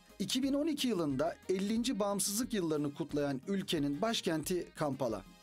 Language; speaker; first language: Turkish; native; Turkish